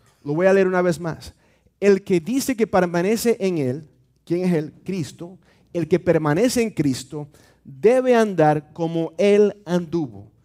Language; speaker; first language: Spanish; native; Spanish